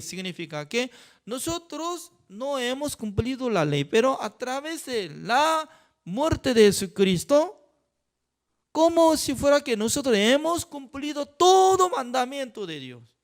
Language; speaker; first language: Spanish; non-native, fluent; Korean